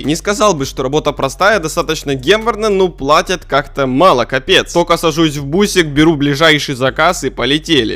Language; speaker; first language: Russian; native; Russian